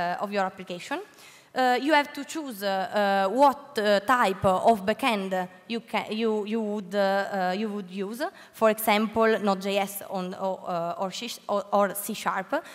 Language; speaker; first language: English; non-native, learner; Italian